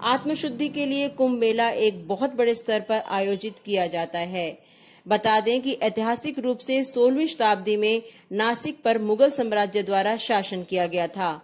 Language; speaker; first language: Hindi; non-native, local second language; Marathi